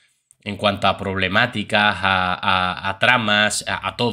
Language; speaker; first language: Spanish; native; Spanish